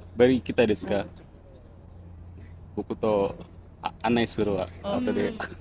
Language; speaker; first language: Japanese; non-native, learner; Indonesian